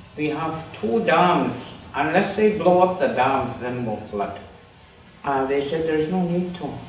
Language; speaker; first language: English; native; English